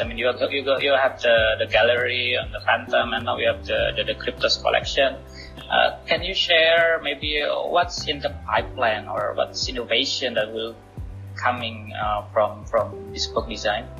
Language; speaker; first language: English; non-native, learner; Indonesian